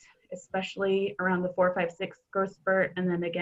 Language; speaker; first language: English; native; English